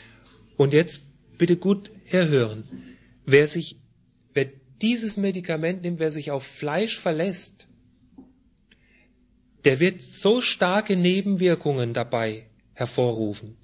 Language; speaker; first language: German; native; German